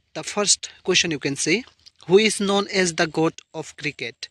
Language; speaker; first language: English; non-native, local second language; Assamese